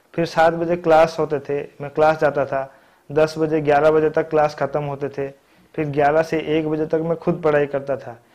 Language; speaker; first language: Hindi; non-native, local second language; Odia